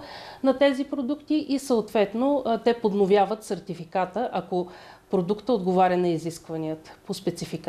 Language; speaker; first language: Bulgarian; native; Bulgarian